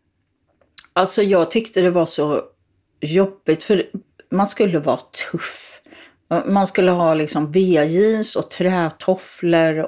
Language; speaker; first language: Swedish; native; Swedish